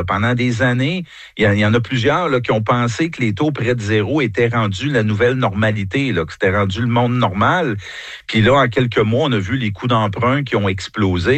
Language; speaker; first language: French; native; French